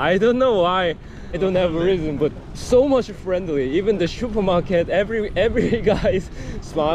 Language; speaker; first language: English; non-native, learner; Korean